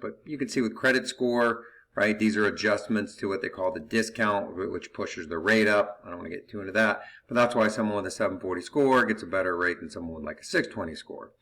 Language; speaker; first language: English; native; English